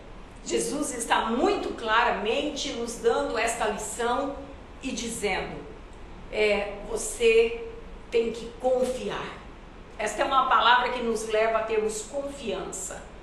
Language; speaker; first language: Portuguese; native; Portuguese